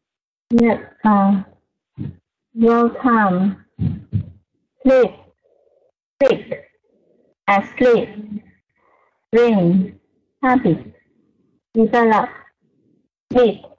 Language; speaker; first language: English; non-native, learner; Vietnamese